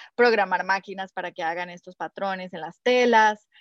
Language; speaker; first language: Spanish; native; Spanish